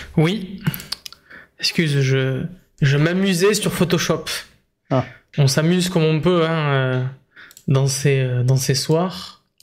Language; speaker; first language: French; native; French